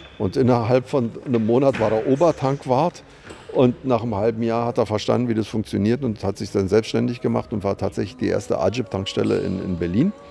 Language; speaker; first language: German; native; German